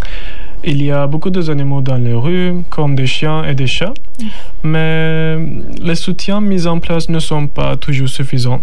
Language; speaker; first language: French; non-native, learner; Turkish